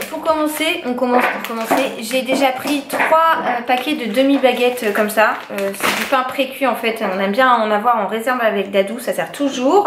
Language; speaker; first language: French; native; French